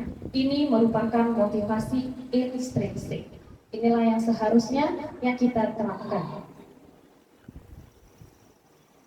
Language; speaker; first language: Indonesian; native; Indonesian